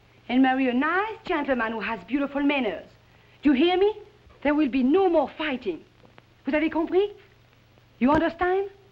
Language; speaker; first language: English; non-native, fluent; French